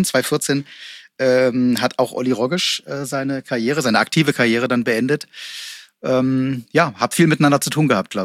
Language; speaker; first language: German; native; German